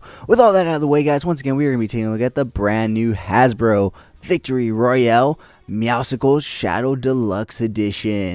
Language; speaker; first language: English; native; English